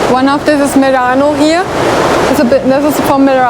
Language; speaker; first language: English; non-native, learner; German